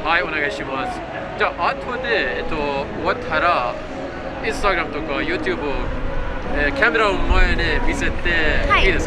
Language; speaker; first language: Japanese; non-native, learner; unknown